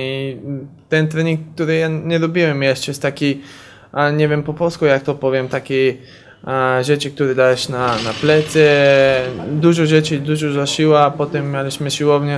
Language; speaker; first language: Polish; non-native, learner; Bulgarian